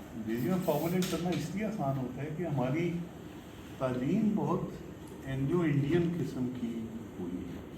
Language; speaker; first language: Urdu; non-native, local second language; Punjabi